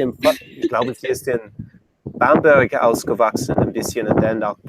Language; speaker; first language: German; non-native, learner; English